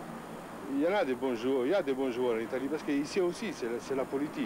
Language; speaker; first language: French; non-native, fluent; Italian